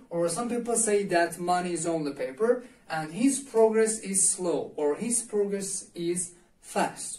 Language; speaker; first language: English; non-native, learner; Azerbaijani